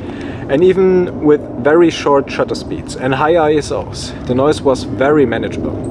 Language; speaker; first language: English; non-native, fluent; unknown